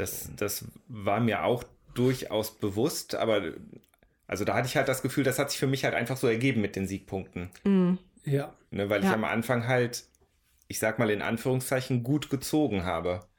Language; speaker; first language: German; native; German